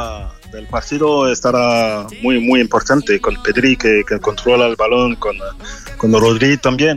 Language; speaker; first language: Spanish; non-native, fluent; French